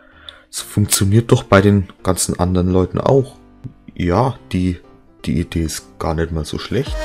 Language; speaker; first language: German; native; German